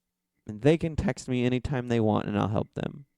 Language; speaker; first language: English; native; English